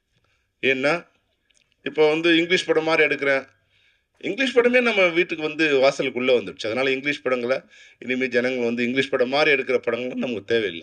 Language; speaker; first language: Tamil; native; Tamil